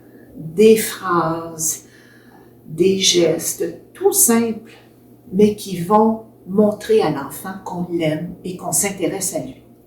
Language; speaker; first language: French; native; French